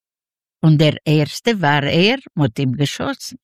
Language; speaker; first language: German; non-native, learner; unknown